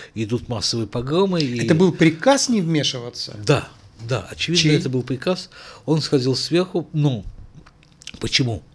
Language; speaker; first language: Russian; native; Russian